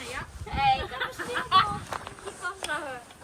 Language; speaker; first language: Dutch; early bilingual, other home language; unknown